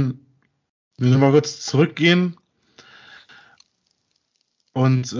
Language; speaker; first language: German; native; German